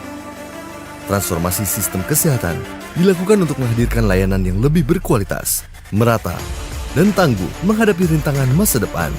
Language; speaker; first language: Indonesian; native; Indonesian